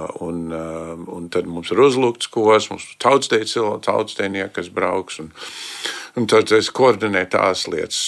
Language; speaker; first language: Latvian; early bilingual, heritage; Latvian